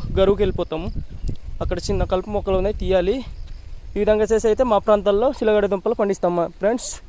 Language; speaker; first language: Telugu; non-native, local second language; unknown